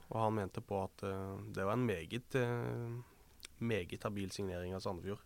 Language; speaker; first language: Norwegian; native; Norwegian